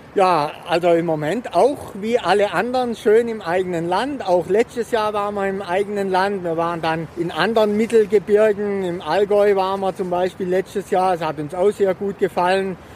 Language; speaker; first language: German; native; German